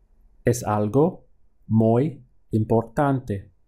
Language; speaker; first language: Spanish; non-native, fluent; English